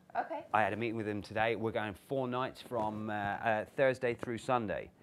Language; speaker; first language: English; native; English